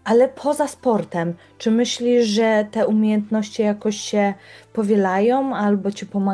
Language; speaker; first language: Polish; native; Polish